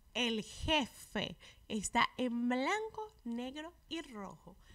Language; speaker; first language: Spanish; native; Spanish